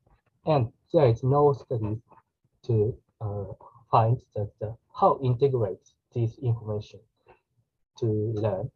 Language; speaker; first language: English; non-native, learner; Japanese